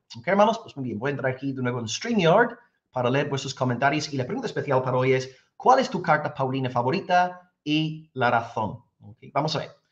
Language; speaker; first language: Spanish; non-native, fluent; English